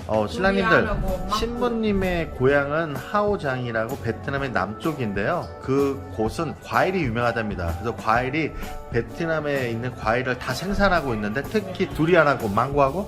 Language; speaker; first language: Korean; non-native, fluent; Vietnamese